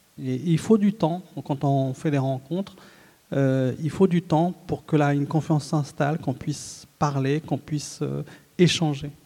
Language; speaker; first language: French; early bilingual, other home language; Arabic